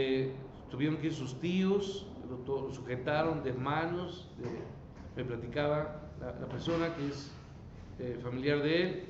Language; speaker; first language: Spanish; native; Spanish